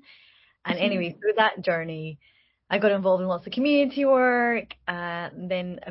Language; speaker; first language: English; native; English